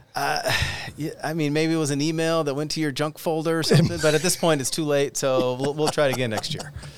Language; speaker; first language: English; native; English